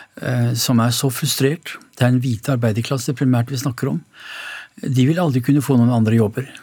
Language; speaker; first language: Norwegian; native; Norwegian